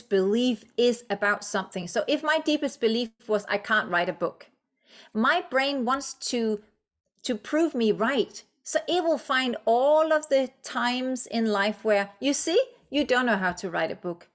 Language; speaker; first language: English; non-native, fluent; Danish